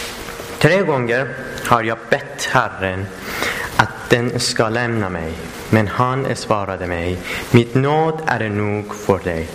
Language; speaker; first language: Swedish; non-native, learner; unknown